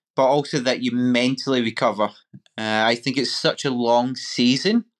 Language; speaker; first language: English; native; English